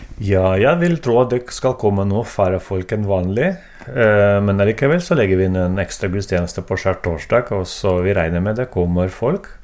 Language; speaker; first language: Norwegian; non-native, fluent; Russian